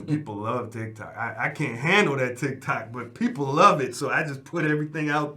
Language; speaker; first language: English; native; English